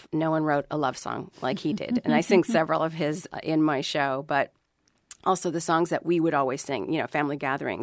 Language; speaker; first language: English; early bilingual, other home language; Spanish